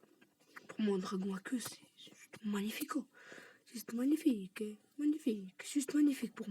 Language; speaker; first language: French; native; French